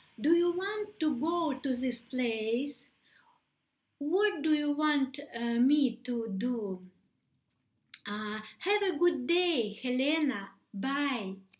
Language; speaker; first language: English; non-native, learner; Russian